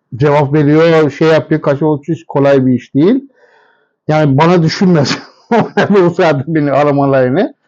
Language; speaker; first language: Turkish; non-native, fluent; Persian